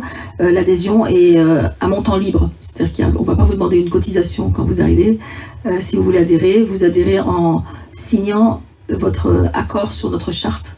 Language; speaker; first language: French; native; French